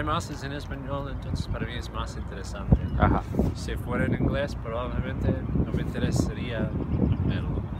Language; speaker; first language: Spanish; non-native, fluent; English